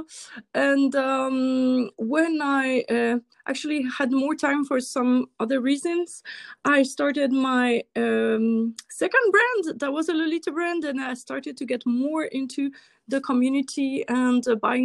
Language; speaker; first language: English; non-native, fluent; French